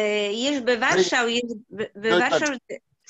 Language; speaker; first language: Hebrew; non-native, learner; Polish